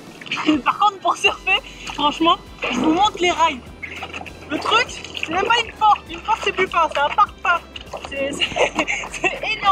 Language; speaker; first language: French; native; French